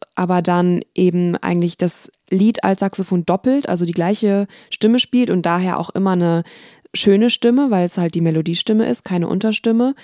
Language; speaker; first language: German; native; German